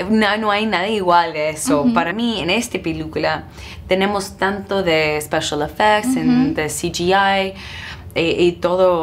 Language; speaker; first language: Spanish; non-native, learner; English